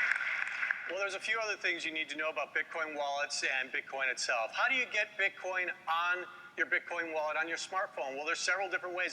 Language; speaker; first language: English; native; English